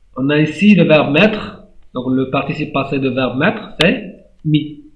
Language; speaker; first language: French; non-native, local second language; Arabic